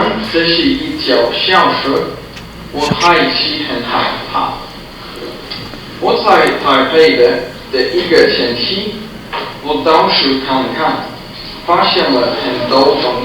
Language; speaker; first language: Chinese; non-native, learner; Swedish